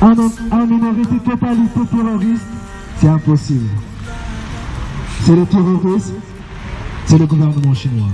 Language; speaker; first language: French; non-native, learner; Uyghur